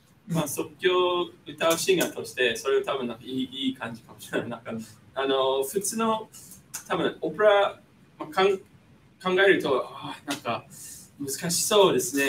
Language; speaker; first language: Japanese; non-native, fluent; English